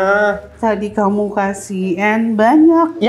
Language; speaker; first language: Indonesian; native; Indonesian